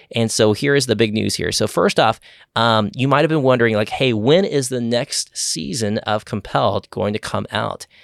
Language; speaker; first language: English; native; English